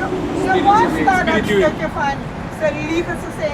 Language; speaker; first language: Dutch; non-native, local second language; Sranan Tongo